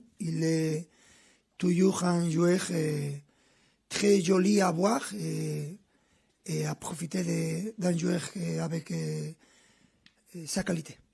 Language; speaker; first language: French; non-native, fluent; Spanish